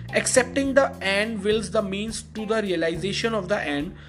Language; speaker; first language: English; non-native, local second language; Hindi